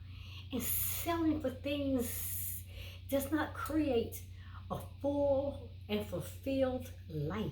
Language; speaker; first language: English; native; English